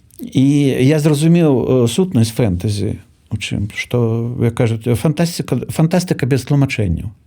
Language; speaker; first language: Belarusian; native; Belarusian